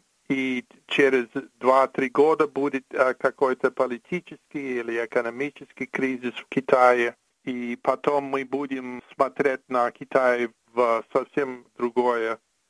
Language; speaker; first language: Russian; non-native, fluent; English